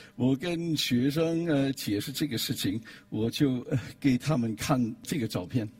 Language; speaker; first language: Chinese; non-native, fluent; German